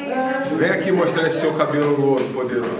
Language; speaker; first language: Portuguese; native; Portuguese